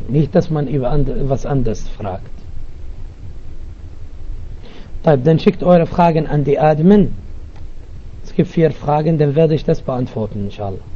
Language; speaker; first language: German; non-native, fluent; Arabic